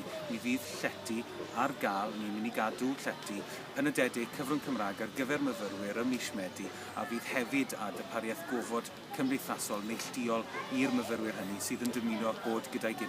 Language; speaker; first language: Welsh; native; Welsh